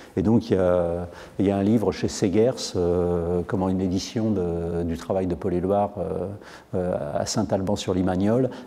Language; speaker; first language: French; native; French